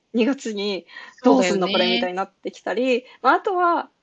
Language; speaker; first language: Japanese; native; Japanese